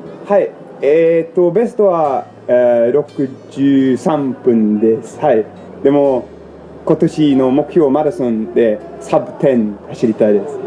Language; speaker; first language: Japanese; non-native, learner; English